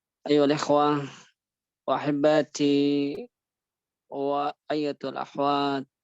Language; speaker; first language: Arabic; non-native, fluent; Indonesian